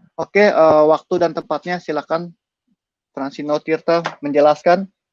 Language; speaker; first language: Indonesian; native; Indonesian